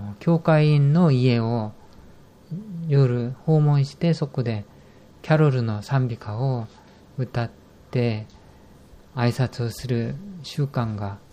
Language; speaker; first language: Japanese; non-native, fluent; Korean